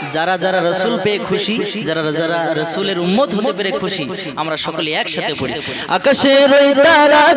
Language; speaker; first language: Bangla; native; Bangla